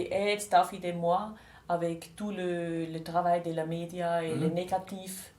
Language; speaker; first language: French; non-native, local second language; German